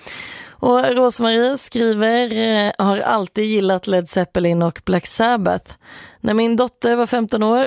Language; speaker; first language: Swedish; native; Swedish